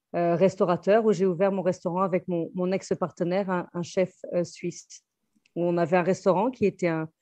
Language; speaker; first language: French; native; French